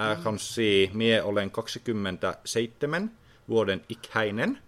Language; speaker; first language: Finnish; non-native, fluent; Norwegian